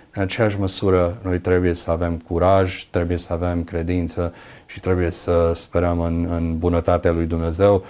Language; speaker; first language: Romanian; early bilingual, other home language; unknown